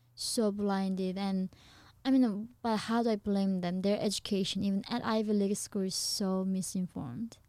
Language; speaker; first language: English; non-native, fluent; Korean